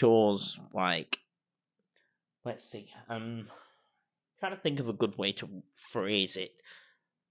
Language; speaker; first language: English; native; English